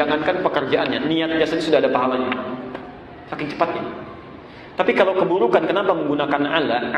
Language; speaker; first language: Indonesian; native; Indonesian